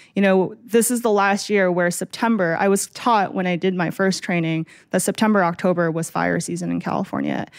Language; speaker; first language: English; native; English